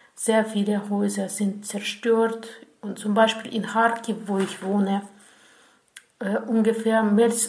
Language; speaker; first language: German; non-native, fluent; Russian